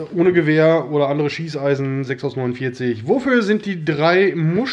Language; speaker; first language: German; native; German